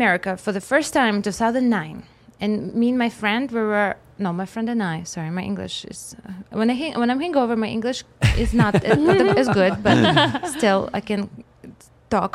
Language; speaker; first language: English; non-native, fluent; Russian